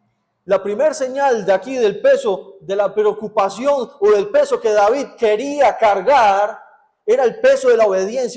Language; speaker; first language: Spanish; native; Spanish